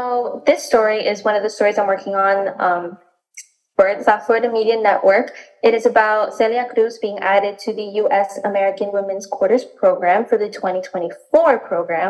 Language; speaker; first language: English; native; English